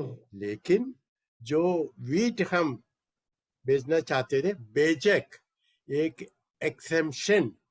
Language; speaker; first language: Hindi; non-native, local second language; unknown